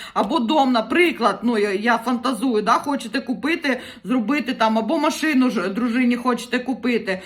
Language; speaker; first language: Ukrainian; non-native, local second language; Russian